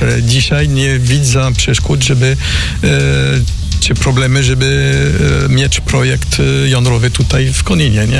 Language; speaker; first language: Polish; non-native, learner; French